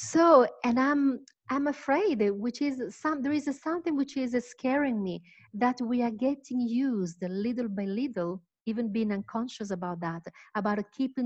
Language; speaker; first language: English; non-native, fluent; Italian